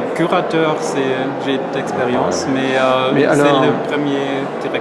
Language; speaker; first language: French; non-native, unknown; German